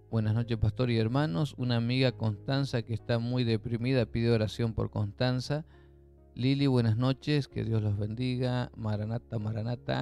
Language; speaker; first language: Spanish; native; Spanish